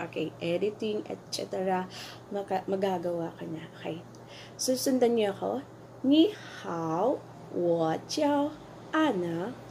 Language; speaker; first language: Filipino; native; Filipino